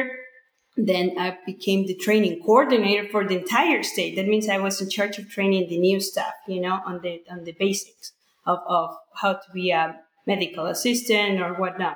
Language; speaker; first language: English; non-native, fluent; Spanish